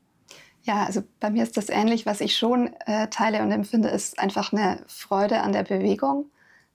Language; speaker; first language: German; native; German